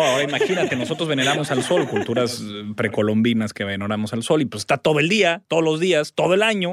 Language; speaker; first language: Spanish; native; Spanish